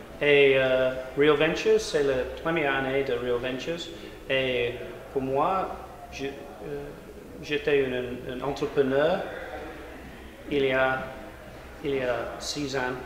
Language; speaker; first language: French; non-native, learner; English